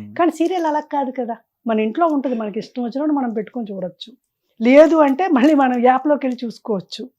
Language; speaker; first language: Telugu; native; Telugu